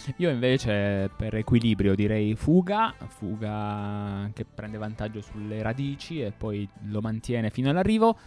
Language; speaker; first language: Italian; native; Italian